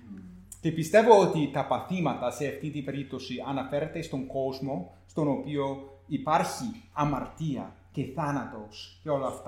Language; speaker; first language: Greek; non-native, fluent; English